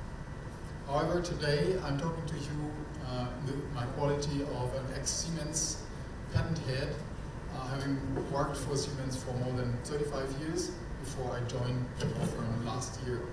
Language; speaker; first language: English; non-native, fluent; German